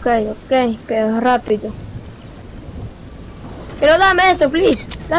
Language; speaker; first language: Spanish; early bilingual, heritage; Spanish